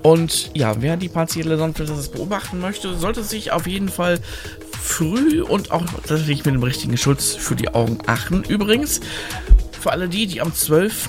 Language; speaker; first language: German; native; German